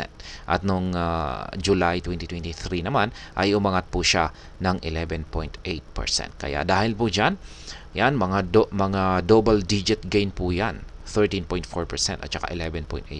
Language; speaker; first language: Filipino; native; Filipino